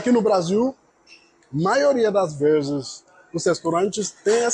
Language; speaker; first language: Portuguese; non-native, fluent; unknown